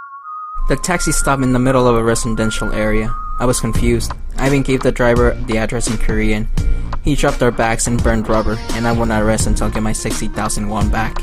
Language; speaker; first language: English; early bilingual, other home language; Spanish